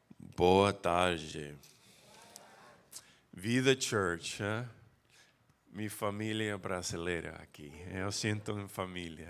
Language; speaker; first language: Portuguese; non-native, learner; English